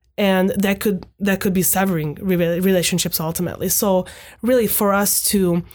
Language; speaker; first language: English; non-native, fluent; Hungarian